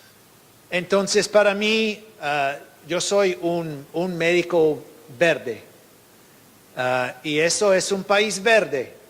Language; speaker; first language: Spanish; non-native, fluent; English